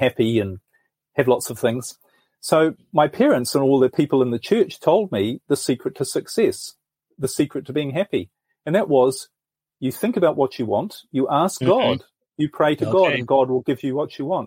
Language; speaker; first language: English; native; English